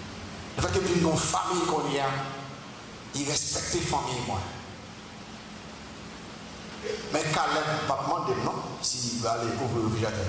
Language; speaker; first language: French; non-native, local second language; Haitian Creole